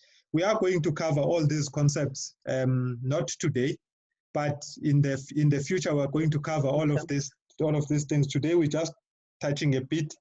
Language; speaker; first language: English; non-native, local second language; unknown